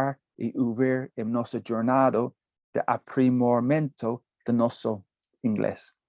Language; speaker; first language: Portuguese; non-native, learner; English